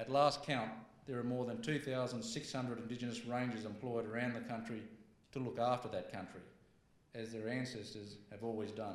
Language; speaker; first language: English; native; English